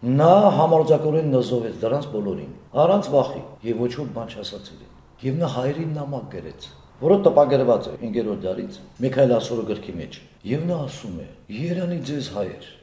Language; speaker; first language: Armenian; early bilingual, heritage; Armenian